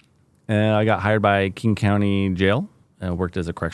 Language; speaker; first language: English; native; English